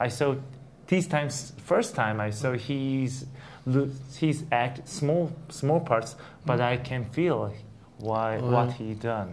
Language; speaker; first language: English; non-native, learner; Korean